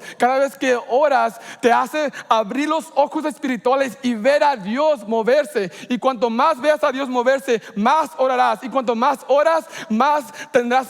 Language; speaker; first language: Spanish; early bilingual, heritage; Spanish